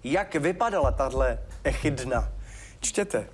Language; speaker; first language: Czech; native; Czech